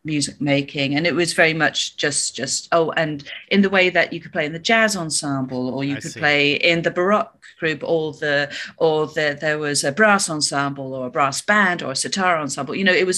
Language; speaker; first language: English; native; English